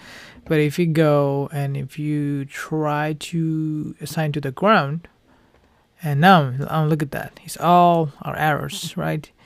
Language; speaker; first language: English; non-native, fluent; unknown